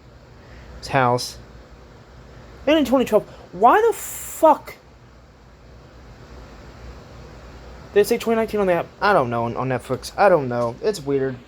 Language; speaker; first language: English; native; English